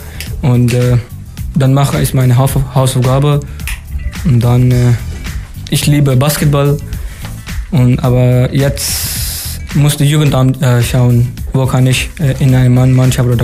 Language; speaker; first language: German; non-native, learner; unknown